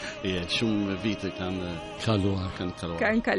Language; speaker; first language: Albanian; early bilingual, heritage; Albanian